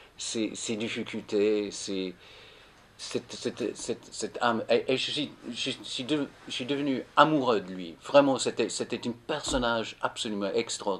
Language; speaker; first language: French; non-native, fluent; English